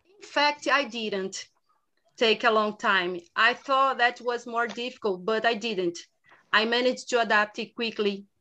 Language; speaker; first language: English; non-native, learner; Portuguese